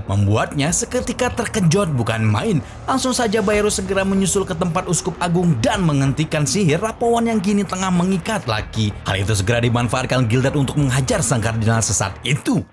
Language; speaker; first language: Indonesian; native; Indonesian